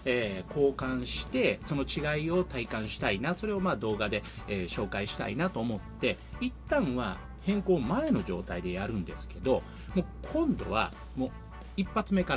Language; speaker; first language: Japanese; native; Japanese